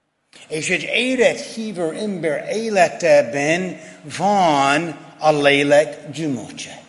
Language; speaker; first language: Hungarian; non-native, fluent; English